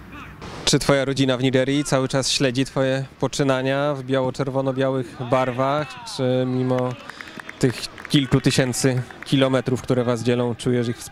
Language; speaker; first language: Polish; native; Polish